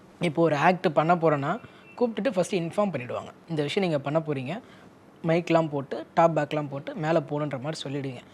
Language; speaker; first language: Tamil; native; Tamil